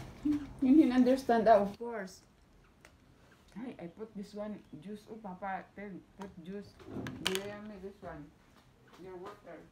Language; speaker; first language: English; non-native, learner; Filipino